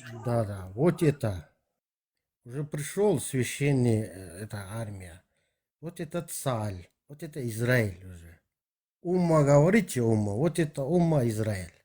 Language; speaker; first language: Russian; non-native, local second language; Kazakh